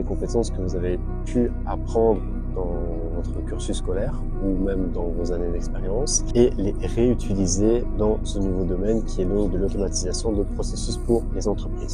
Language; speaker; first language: French; native; French